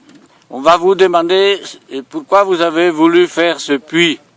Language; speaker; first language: French; non-native, fluent; Italian